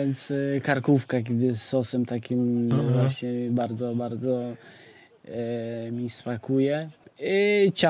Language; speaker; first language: Polish; non-native, fluent; Albanian